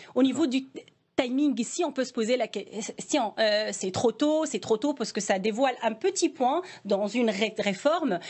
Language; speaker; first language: French; non-native, local second language; Arabic